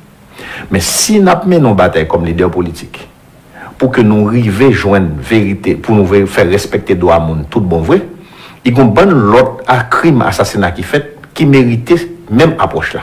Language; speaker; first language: French; non-native, local second language; Haitian Creole